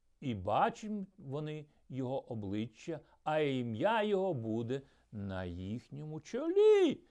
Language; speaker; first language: Ukrainian; early bilingual, other home language; Russian